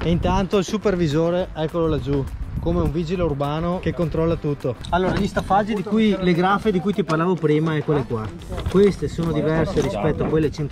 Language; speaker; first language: Italian; native; Italian